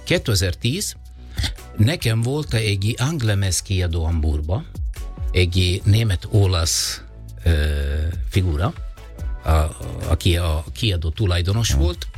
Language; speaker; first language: Hungarian; non-native, learner; Italian